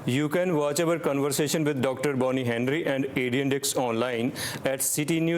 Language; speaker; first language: English; non-native, fluent; Punjabi